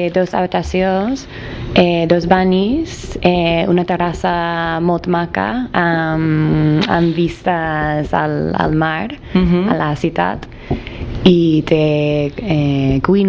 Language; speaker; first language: Catalan; non-native, learner; English